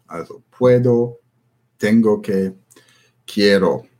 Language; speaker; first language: Spanish; non-native, learner; German